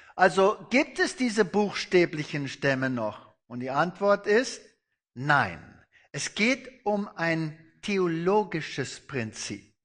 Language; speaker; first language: German; non-native, fluent; Afrikaans